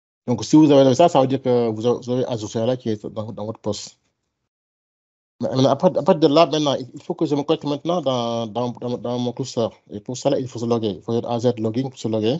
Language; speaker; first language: French; non-native, local second language; Wolof